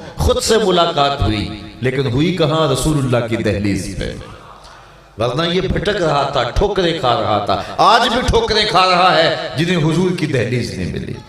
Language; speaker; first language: Urdu; non-native, local second language; Punjabi